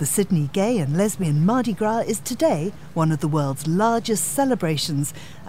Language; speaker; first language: English; native; English